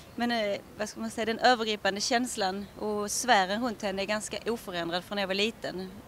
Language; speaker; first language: Swedish; native; Swedish